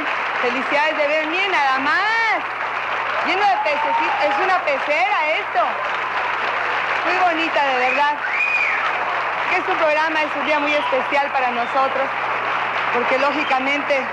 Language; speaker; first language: Spanish; native; Spanish